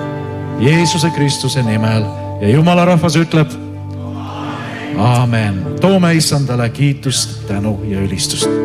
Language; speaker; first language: Estonian; native; Estonian